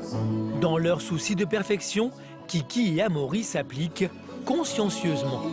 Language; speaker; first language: French; native; French